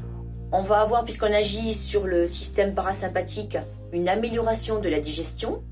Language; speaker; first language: French; native; French